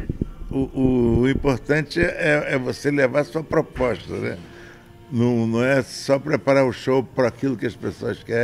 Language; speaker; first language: Portuguese; native; Portuguese